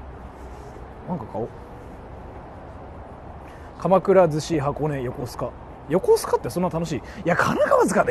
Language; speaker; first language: Japanese; native; Japanese